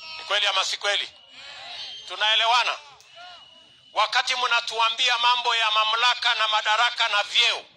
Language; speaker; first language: Swahili; non-native, local second language; Kalenjin